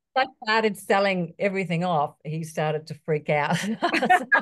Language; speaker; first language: English; native; English